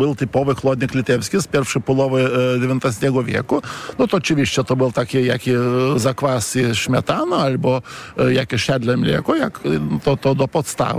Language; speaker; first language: Polish; non-native, fluent; Lithuanian